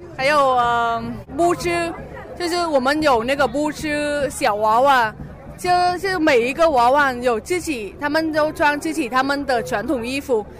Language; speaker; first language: Chinese; non-native, learner; Vietnamese